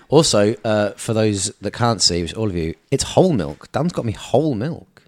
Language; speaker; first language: English; native; English